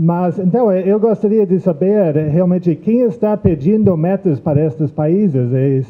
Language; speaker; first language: Portuguese; non-native, fluent; English